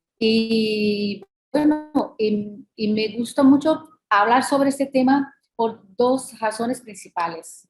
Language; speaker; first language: Spanish; non-native, fluent; Portuguese